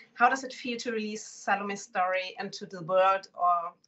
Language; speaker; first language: English; non-native, fluent; German